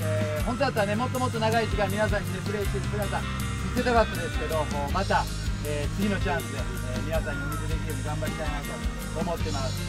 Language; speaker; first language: Japanese; native; Japanese